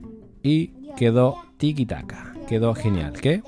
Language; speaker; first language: Spanish; native; Spanish